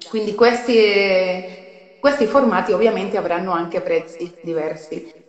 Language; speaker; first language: Italian; non-native, fluent; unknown